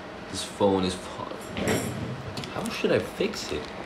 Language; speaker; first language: English; non-native, fluent; Slovak